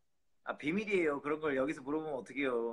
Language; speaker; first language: Korean; early bilingual, heritage; Korean